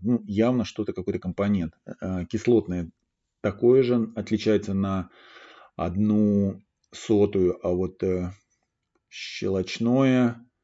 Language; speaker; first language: Russian; native; Russian